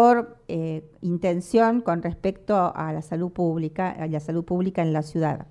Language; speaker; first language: Spanish; native; Spanish